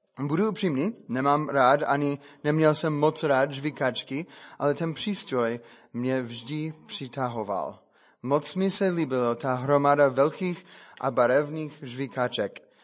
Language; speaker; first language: Czech; non-native, fluent; English